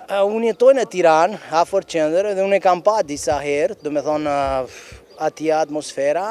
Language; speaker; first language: Albanian; non-native, learner; Romanian